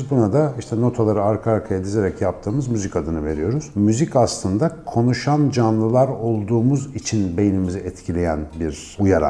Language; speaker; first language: Turkish; native; Turkish